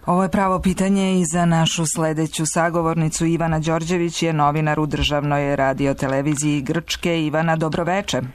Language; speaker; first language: Serbian; native; Serbian